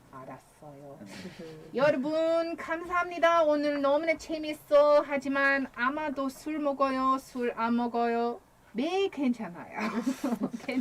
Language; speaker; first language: Korean; non-native, learner; English